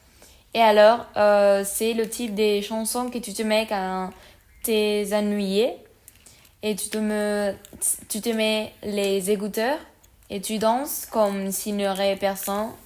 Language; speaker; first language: French; non-native, learner; Spanish